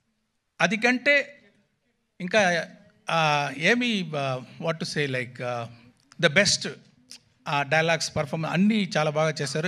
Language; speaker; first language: Telugu; non-native, local second language; Tamil